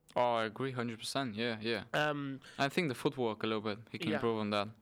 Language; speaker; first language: English; non-native, fluent; Bulgarian